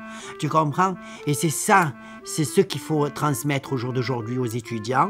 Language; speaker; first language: French; native; French